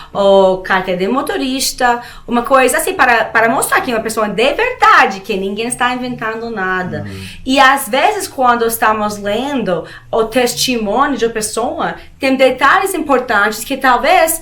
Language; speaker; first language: Portuguese; non-native, fluent; Spanish